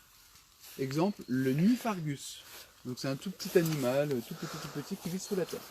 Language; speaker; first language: French; native; French